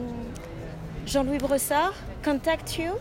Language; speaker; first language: English; non-native, learner; French